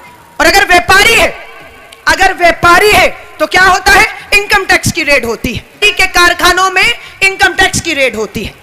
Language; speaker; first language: Hindi; native; Hindi